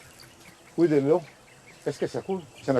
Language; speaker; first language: French; non-native, learner; Hebrew